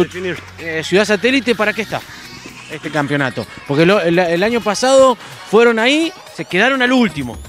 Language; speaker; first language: Spanish; native; Spanish